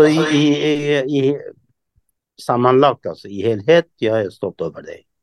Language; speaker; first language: Swedish; non-native, fluent; Kurdish